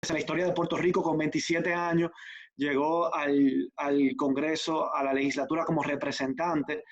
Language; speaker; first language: Spanish; native; Spanish